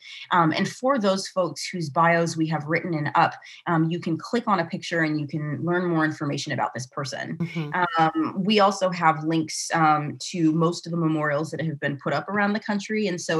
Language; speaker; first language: English; native; English